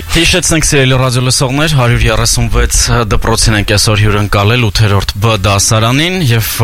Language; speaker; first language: Armenian; native; Armenian